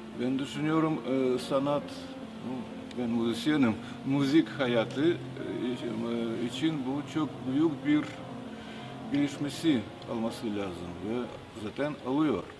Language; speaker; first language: Turkish; non-native, fluent; Russian